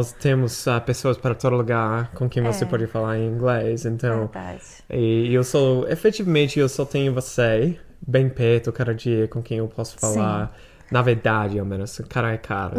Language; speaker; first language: Portuguese; non-native, fluent; English